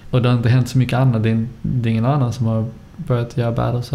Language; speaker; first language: Swedish; native; Swedish